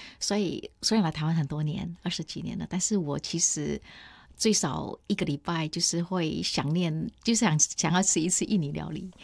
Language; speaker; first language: Chinese; non-native, fluent; Indonesian